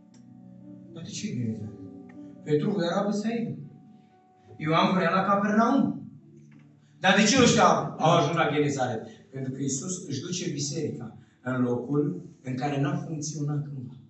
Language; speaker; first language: Romanian; native; Romanian